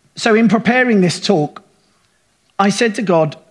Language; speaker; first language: English; native; English